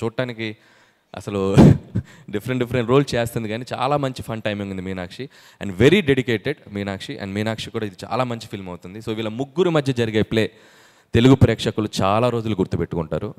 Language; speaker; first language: Telugu; native; Telugu